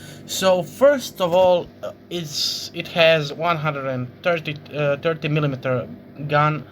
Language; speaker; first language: English; non-native, fluent; Croatian